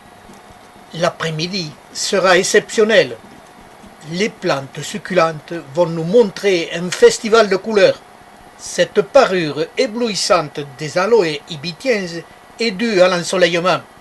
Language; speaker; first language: French; native; French